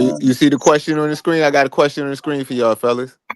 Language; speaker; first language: English; native; English